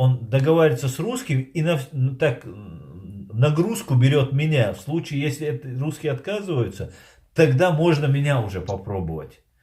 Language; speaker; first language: Russian; non-native, local second language; Chechen